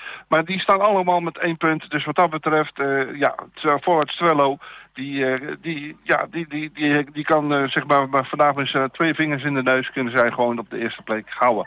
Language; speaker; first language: Dutch; native; Dutch